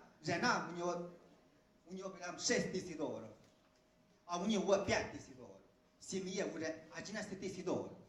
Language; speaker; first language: Russian; non-native, fluent; Chinese